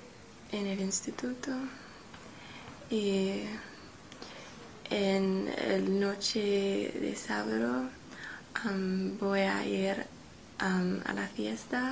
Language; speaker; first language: Spanish; non-native, learner; English